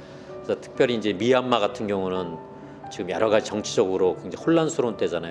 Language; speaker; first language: Korean; native; Korean